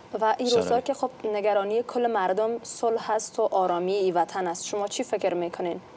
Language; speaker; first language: Persian; native; Persian